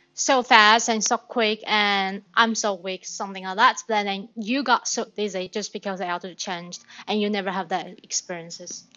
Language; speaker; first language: English; non-native, learner; Chinese